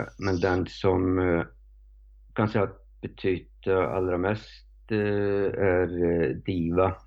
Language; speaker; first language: Swedish; non-native, fluent; Icelandic